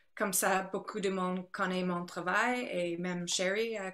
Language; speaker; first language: French; non-native, learner; English